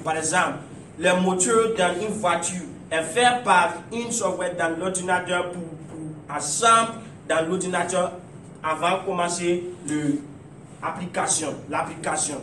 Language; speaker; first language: French; non-native, learner; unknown